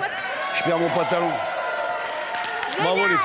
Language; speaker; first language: French; native; French